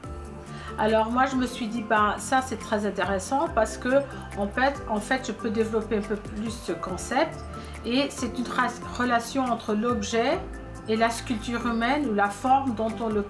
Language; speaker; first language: French; non-native, fluent; Portuguese